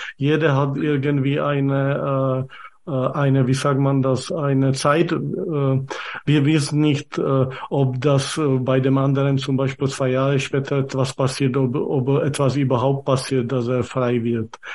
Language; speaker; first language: German; non-native, fluent; Czech